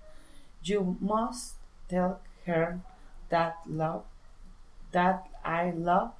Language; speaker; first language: English; non-native, learner; Spanish